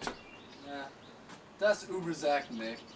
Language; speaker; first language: German; non-native, learner; English